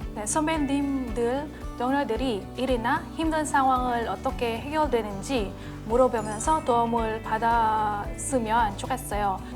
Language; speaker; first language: Korean; non-native, fluent; Filipino